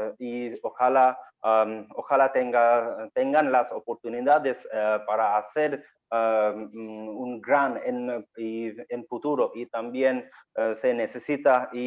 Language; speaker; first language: Spanish; non-native, learner; Bangla